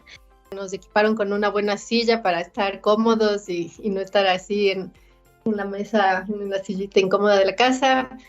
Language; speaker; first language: Spanish; native; Spanish